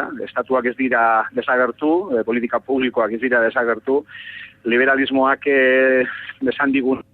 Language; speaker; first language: Basque; native; Basque